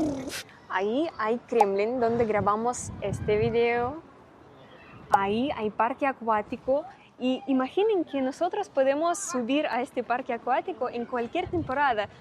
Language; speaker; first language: Spanish; non-native, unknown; Russian